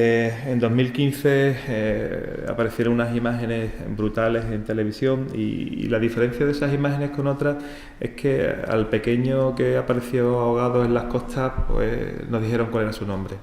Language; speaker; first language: Spanish; native; Spanish